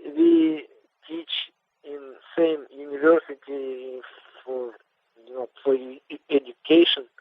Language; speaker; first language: English; non-native, learner; Russian